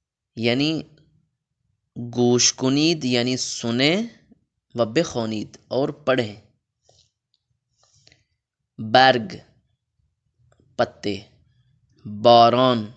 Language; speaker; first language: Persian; non-native, fluent; Urdu